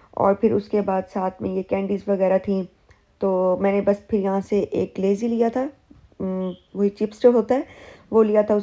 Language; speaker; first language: Urdu; native; Urdu